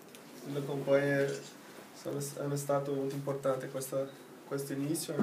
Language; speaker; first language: Italian; non-native, learner; Portuguese